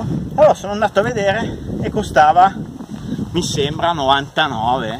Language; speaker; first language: Italian; native; Italian